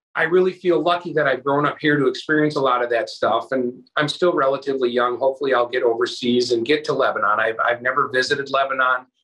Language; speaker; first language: English; native; English